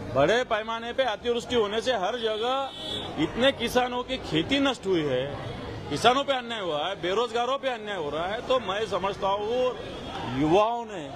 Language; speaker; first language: Hindi; non-native, local second language; Marathi